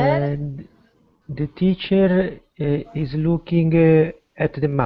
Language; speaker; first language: English; non-native, learner; Italian